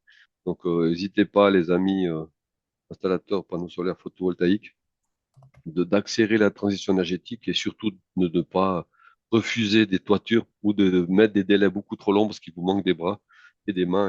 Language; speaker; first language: French; native; French